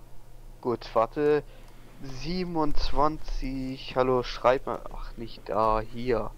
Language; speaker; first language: German; native; German